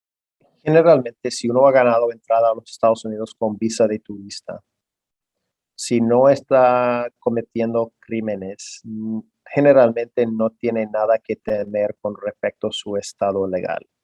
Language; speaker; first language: Spanish; non-native, fluent; English